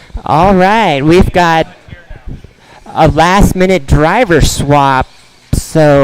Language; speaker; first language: English; native; English